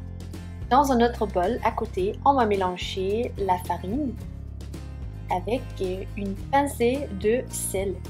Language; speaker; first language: French; non-native, fluent; Swedish